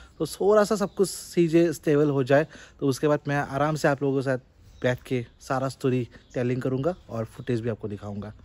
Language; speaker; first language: Hindi; non-native, local second language; Assamese